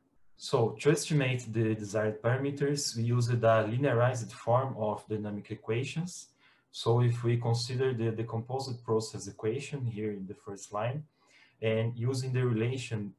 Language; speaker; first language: English; non-native, fluent; Portuguese